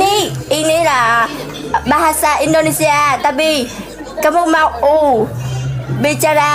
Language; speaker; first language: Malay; non-native, learner; Vietnamese